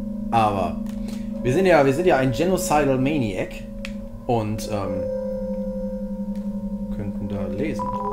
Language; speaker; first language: German; native; German